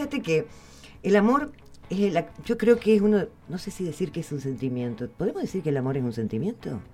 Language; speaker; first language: Spanish; native; Spanish